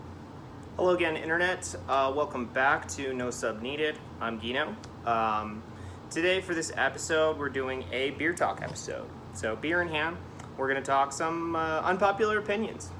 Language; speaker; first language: English; native; English